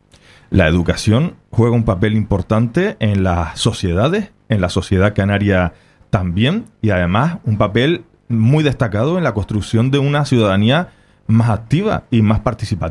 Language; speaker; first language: Spanish; native; Spanish